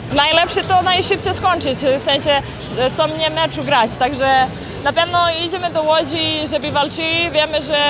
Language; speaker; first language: Polish; non-native, learner; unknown